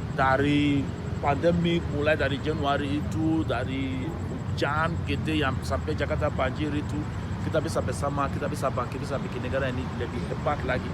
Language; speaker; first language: Indonesian; non-native, fluent; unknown